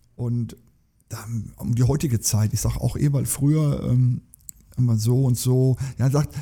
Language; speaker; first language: German; native; German